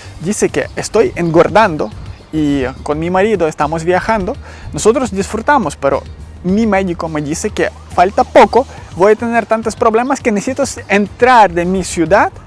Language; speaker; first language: Spanish; non-native, learner; Ukrainian